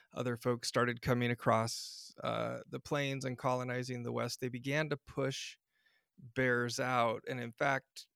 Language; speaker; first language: English; native; English